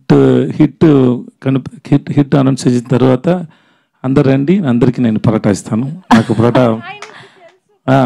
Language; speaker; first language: Telugu; non-native, fluent; Tamil